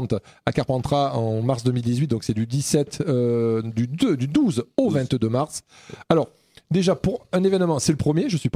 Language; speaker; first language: French; native; French